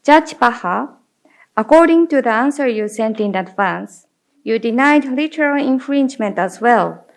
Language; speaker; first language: English; non-native, fluent; Japanese